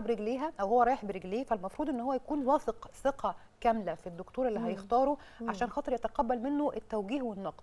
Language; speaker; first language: Arabic; native; Arabic